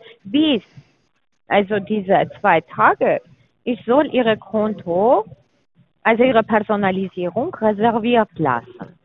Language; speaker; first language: German; non-native, learner; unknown